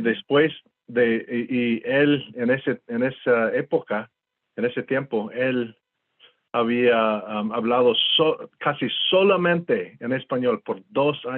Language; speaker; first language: Spanish; non-native, fluent; English